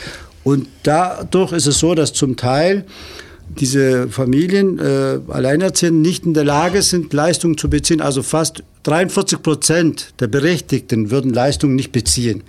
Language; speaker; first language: German; native; German